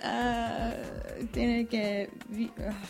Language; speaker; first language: Spanish; non-native, learner; English